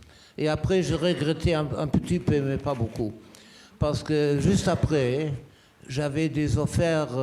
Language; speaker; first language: French; non-native, fluent; German